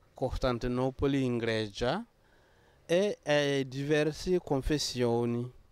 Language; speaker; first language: Italian; non-native, fluent; Mossi